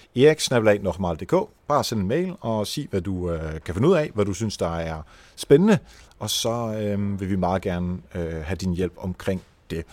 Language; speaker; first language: Danish; native; Danish